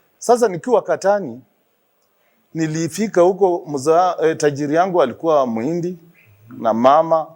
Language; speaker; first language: Swahili; non-native, local second language; Luyia